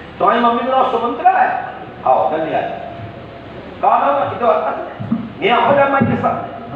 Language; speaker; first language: Hindi; native; Hindi